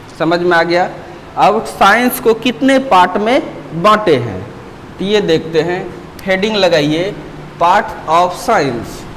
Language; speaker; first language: Hindi; native; Hindi